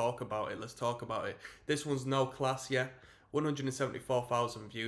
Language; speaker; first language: English; native; English